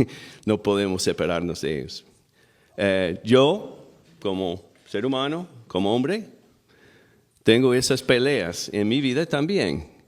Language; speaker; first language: Spanish; non-native, fluent; English